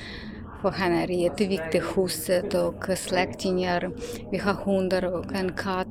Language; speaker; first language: Swedish; non-native, learner; Ukrainian